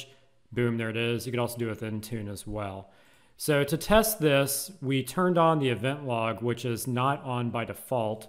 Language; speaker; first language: English; native; English